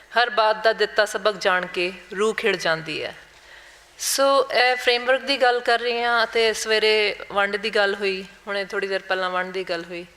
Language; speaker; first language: Punjabi; non-native, local second language; Hindi